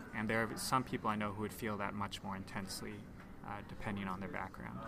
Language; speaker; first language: English; non-native, local second language; Cantonese